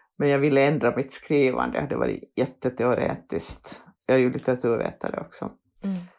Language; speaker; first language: Swedish; native; Swedish